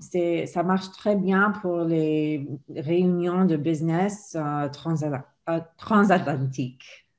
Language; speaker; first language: French; non-native, fluent; English